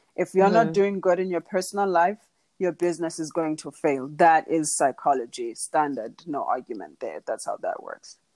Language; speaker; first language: English; non-native, local second language; Xhosa